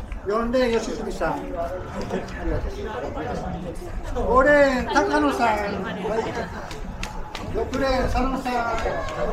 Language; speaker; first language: Japanese; native; Japanese